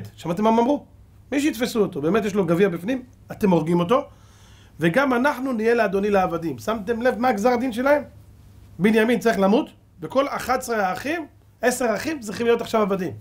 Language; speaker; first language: Hebrew; native; Hebrew